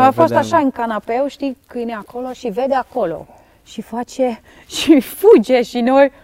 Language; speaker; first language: Romanian; non-native, learner; Dutch